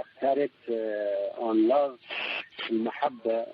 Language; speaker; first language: Arabic; native; Arabic